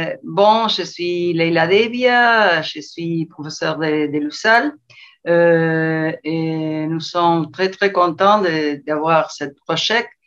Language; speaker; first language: French; non-native, learner; Spanish